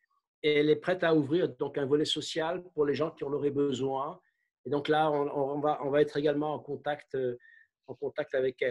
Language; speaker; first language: French; native; French